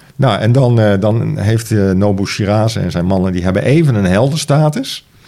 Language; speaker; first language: Dutch; native; Dutch